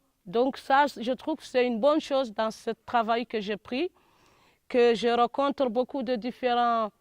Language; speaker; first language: French; non-native, local second language; Arabic